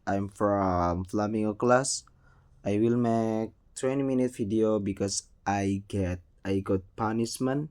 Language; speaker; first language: English; non-native, learner; Indonesian